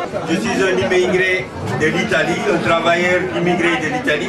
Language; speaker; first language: French; non-native, local second language; Wolof